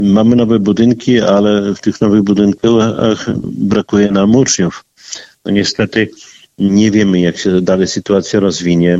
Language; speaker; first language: Polish; native; Polish